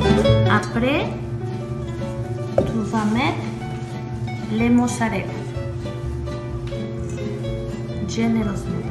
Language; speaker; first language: French; non-native, learner; Spanish